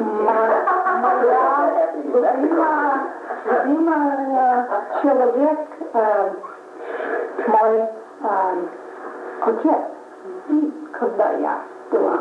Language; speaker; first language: Russian; non-native, learner; English